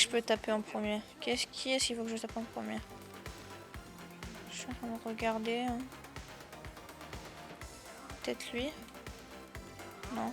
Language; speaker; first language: French; native; French